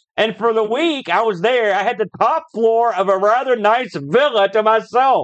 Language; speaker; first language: English; native; English